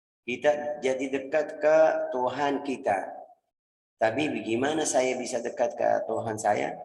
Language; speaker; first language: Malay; non-native, fluent; Arabic